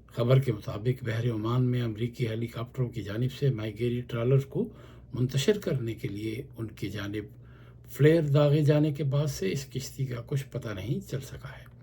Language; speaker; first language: Urdu; native; Urdu